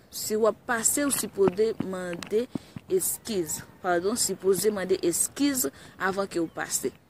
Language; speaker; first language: Haitian Creole; early bilingual, heritage; Haitian Creole